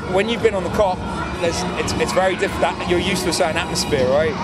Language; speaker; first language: English; native; English